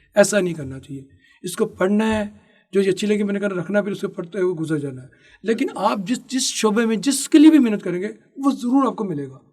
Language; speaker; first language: Urdu; non-native, local second language; Punjabi